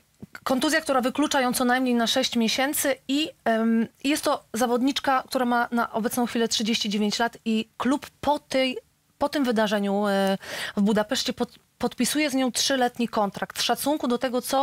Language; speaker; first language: Polish; native; Polish